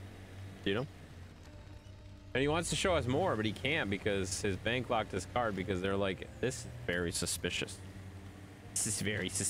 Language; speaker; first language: English; native; English